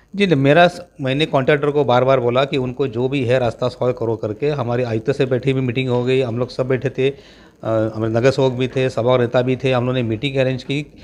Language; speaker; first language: Hindi; non-native, local second language; Marathi